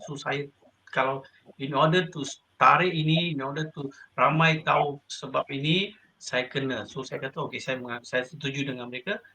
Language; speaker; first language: Malay; non-native, local second language; Tamil